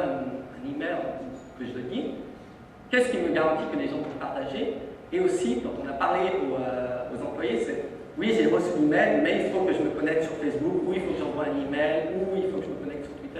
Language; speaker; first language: French; native; French